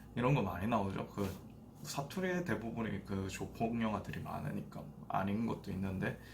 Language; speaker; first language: Korean; native; Korean